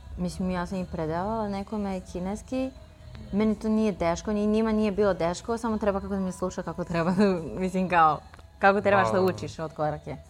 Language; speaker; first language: Serbian; non-native, fluent; Chinese